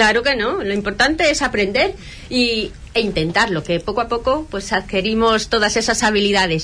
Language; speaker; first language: Spanish; native; Spanish